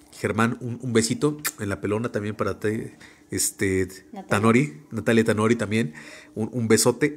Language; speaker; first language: Spanish; native; Spanish